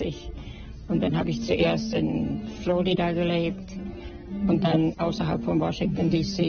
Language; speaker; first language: German; native; German